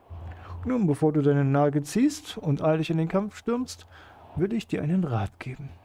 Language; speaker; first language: German; native; German